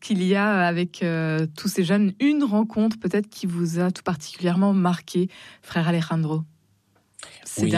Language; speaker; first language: French; native; French